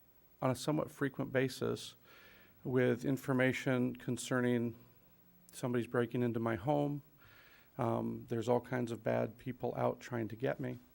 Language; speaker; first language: English; native; English